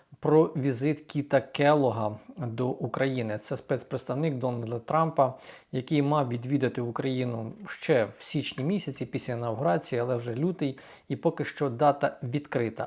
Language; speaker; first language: Ukrainian; native; Ukrainian